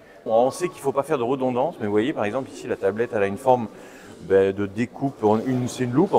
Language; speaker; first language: French; native; French